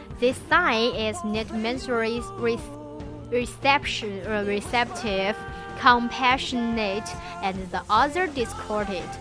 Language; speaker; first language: English; non-native, learner; Chinese